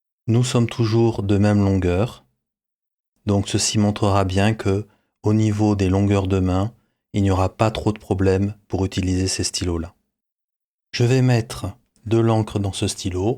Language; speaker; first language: French; native; French